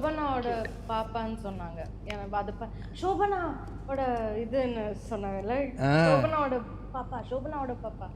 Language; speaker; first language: Tamil; non-native, fluent; Malayalam